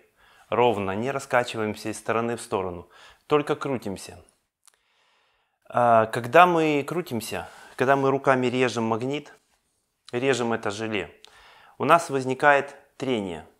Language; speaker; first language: Russian; native; Russian